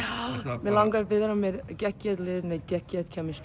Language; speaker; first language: Icelandic; non-native, learner; English